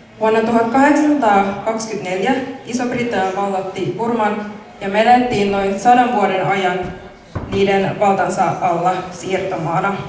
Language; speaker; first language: Finnish; early bilingual, other home language; Mon